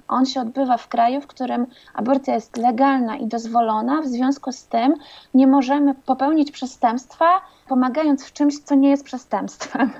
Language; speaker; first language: Polish; native; Polish